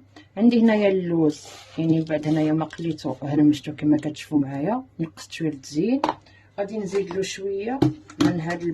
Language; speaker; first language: Arabic; native; Arabic